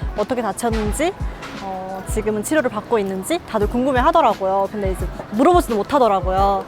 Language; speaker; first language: Korean; native; Korean